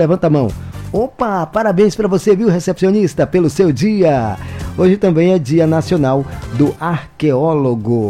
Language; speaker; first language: Portuguese; native; Portuguese